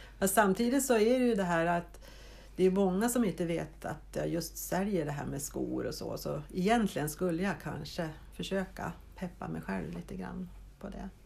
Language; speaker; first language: Swedish; native; Swedish